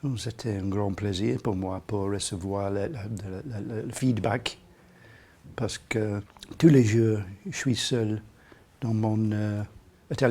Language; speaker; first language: French; non-native, learner; English